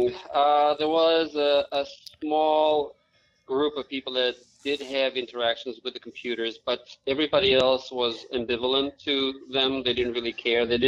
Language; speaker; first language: English; non-native, fluent; Albanian